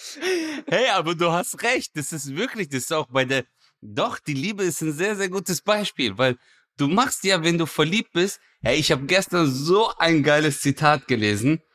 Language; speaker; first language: German; early bilingual, other home language; Turkish